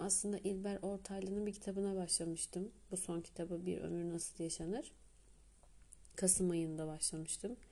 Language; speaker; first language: Turkish; native; Turkish